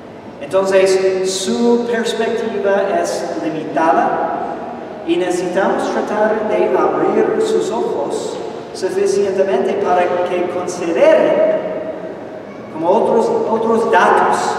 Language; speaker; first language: Spanish; non-native, fluent; English